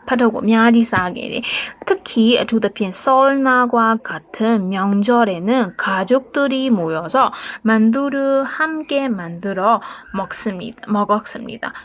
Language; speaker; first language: Korean; non-native, learner; Burmese